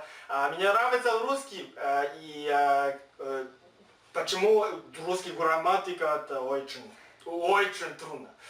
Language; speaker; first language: Russian; non-native, learner; Chinese